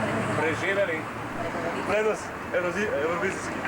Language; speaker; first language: Bosnian; native; Bosnian